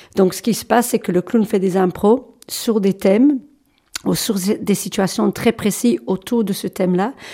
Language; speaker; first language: French; non-native, fluent; English